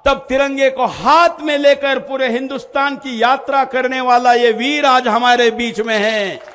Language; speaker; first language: Hindi; non-native, local second language; Marathi